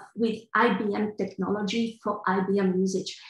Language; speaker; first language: English; non-native, fluent; French